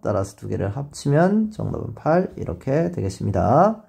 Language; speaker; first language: Korean; native; Korean